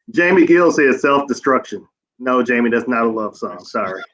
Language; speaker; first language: English; native; English